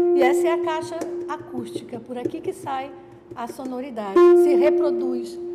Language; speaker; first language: Portuguese; native; Portuguese